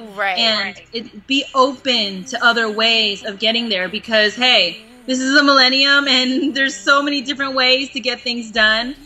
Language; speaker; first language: English; native; English